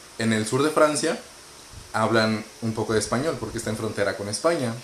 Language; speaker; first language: Spanish; native; Spanish